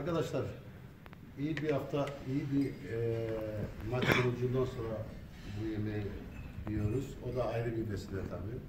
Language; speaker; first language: Turkish; native; Turkish